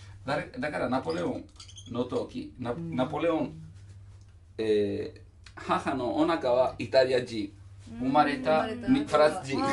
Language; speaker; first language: Japanese; non-native, learner; Italian